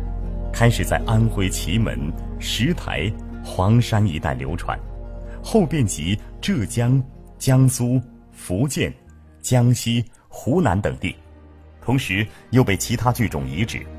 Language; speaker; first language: Chinese; native; Chinese